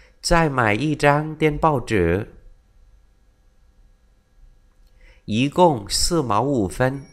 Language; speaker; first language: Chinese; non-native, fluent; Vietnamese